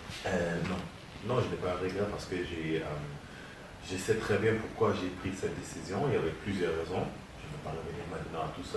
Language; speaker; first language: French; non-native, fluent; German